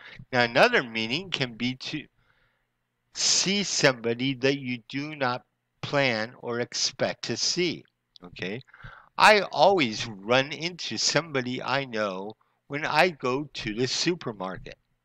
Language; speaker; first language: English; native; English